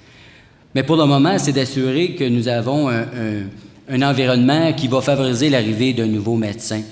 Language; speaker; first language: French; native; French